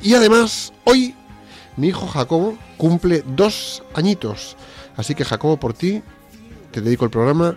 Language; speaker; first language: Spanish; native; Spanish